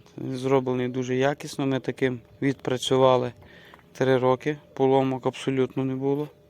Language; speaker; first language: Ukrainian; native; Ukrainian